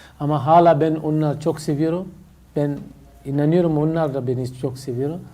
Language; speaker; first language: Turkish; non-native, learner; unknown